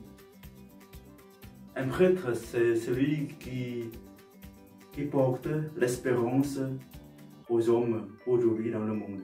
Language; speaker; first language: French; non-native, fluent; Vietnamese